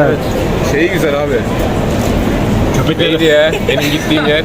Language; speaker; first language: Turkish; native; Turkish